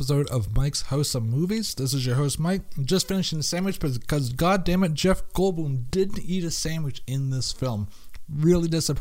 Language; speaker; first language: English; native; English